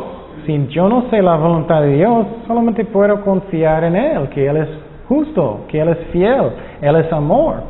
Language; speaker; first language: Spanish; non-native, fluent; English